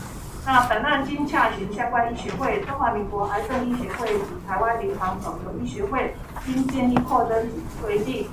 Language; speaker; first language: Chinese; native; Chinese